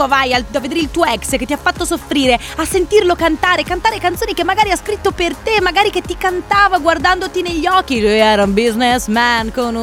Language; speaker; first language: Italian; native; Italian